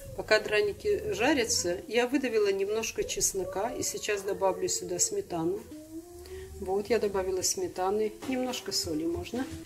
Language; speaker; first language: Russian; native; Russian